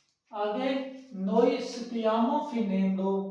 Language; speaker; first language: Italian; non-native, fluent; Hindi